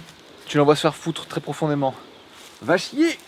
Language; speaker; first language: French; native; French